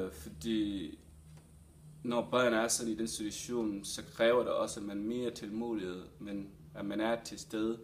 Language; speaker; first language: Danish; non-native, fluent; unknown